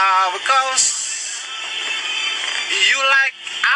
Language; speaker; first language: English; non-native, learner; Indonesian